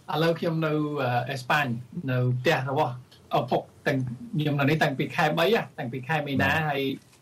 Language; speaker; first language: Khmer; early bilingual, heritage; Khmer